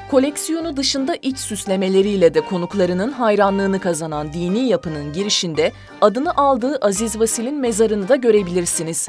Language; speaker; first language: Turkish; native; Turkish